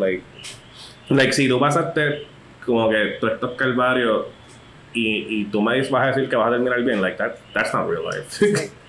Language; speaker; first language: Spanish; native; Spanish